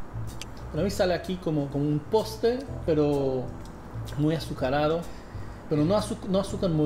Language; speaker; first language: Spanish; non-native, fluent; English